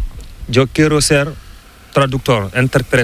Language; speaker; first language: Spanish; non-native, learner; Fula